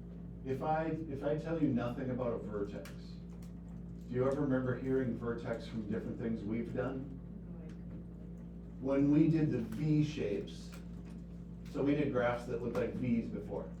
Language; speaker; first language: English; native; English